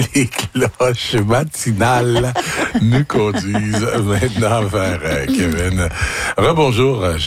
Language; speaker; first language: French; native; French